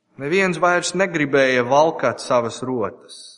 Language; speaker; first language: Latvian; non-native, learner; English